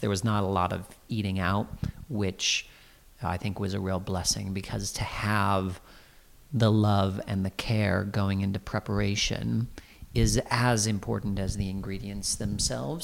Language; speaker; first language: English; native; English